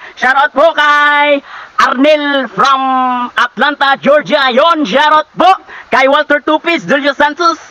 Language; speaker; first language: Filipino; non-native, local second language; Cebuano